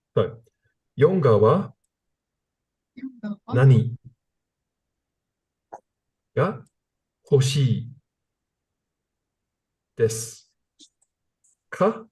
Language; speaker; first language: Japanese; non-native, learner; English